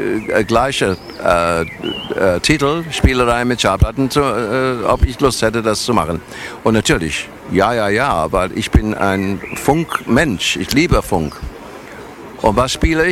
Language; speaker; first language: German; non-native, fluent; English